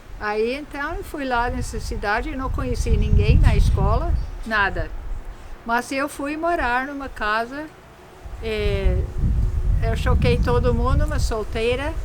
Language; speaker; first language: Portuguese; non-native, fluent; English